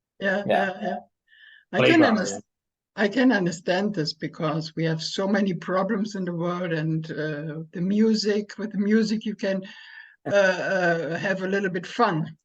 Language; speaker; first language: English; non-native, learner; German